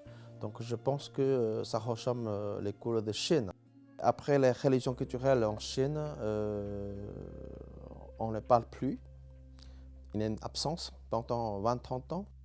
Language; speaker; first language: French; non-native, fluent; Chinese